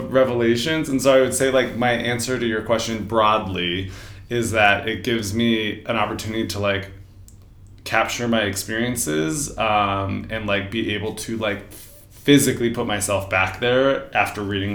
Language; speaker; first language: English; native; English